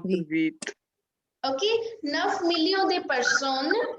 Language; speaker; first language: French; non-native, fluent; Hindi